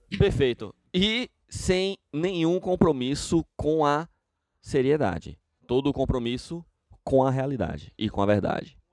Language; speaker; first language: Portuguese; native; Portuguese